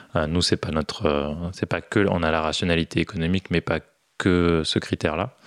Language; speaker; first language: French; native; French